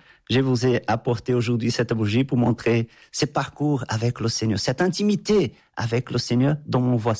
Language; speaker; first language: French; non-native, fluent; Portuguese